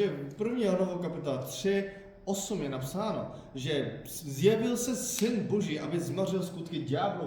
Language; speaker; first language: Czech; non-native, fluent; Korean